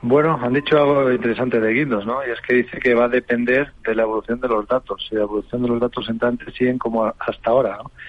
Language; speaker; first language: Spanish; native; Spanish